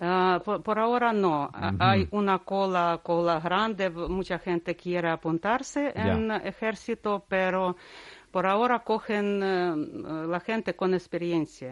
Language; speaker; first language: Spanish; non-native, learner; Russian